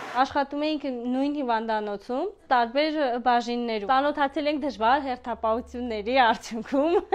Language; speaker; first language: Armenian; native; Armenian